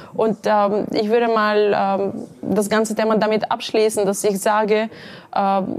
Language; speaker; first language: German; non-native, fluent; Bulgarian